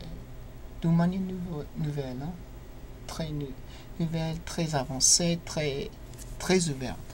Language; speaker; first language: French; non-native, learner; English